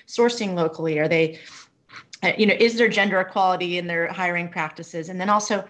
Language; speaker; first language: English; native; English